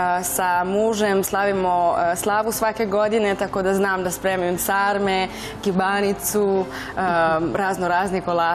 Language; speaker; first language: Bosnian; non-native, fluent; Spanish